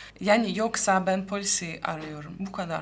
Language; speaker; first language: Turkish; non-native, fluent; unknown